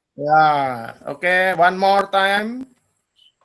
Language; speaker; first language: English; non-native, learner; Indonesian